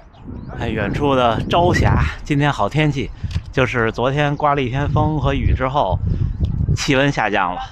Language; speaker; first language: Chinese; native; Chinese